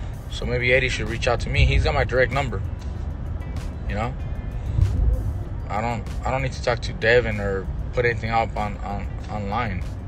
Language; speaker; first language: English; early bilingual, other home language; Spanish